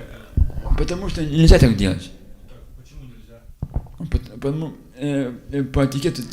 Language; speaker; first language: Russian; non-native, local second language; Lithuanian